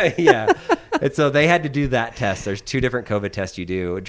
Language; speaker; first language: English; native; English